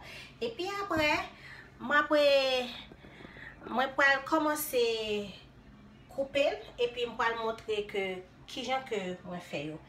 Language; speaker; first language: French; non-native, local second language; Haitian Creole